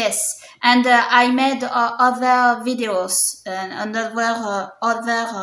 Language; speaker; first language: English; non-native, learner; French